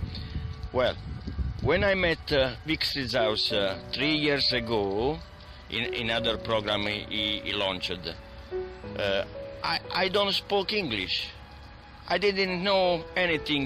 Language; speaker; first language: English; non-native, learner; Italian